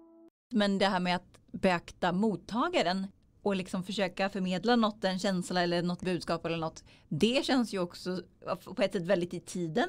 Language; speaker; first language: Swedish; native; Swedish